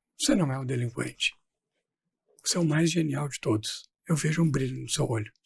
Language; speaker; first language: Portuguese; native; Portuguese